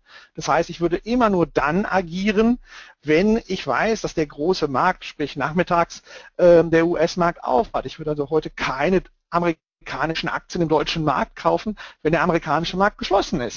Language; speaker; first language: German; native; German